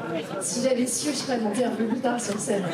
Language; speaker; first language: French; native; French